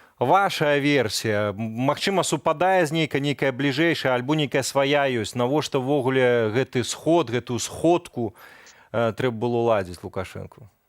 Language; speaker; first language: Belarusian; native; Belarusian